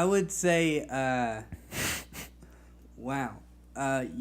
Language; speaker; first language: English; native; English